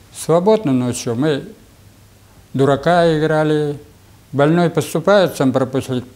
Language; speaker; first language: Russian; non-native, local second language; Bashkir